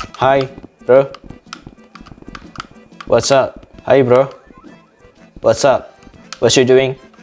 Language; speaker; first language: English; non-native, learner; Indonesian